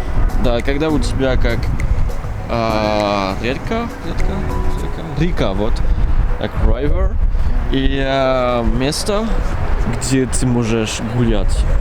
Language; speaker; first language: Russian; non-native, fluent; French